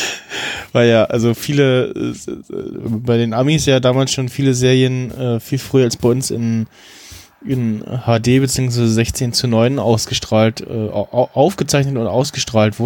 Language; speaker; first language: German; native; German